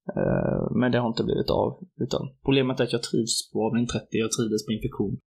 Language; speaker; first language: Swedish; native; Swedish